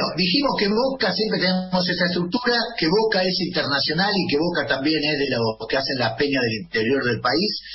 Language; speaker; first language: Spanish; native; Spanish